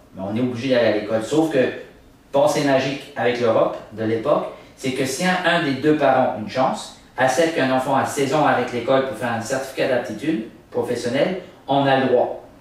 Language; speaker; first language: French; native; French